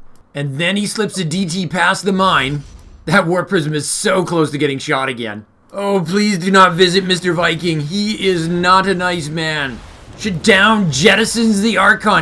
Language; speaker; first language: English; native; English